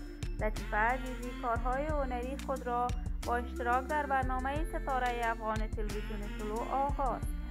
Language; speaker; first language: Persian; native; Persian